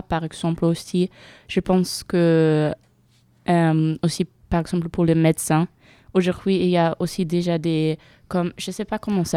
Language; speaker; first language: French; non-native, learner; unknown